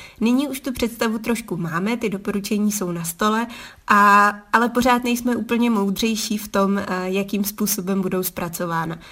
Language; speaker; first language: Czech; native; Czech